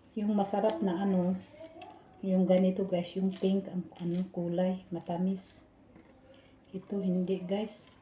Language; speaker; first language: Filipino; non-native, local second language; Cebuano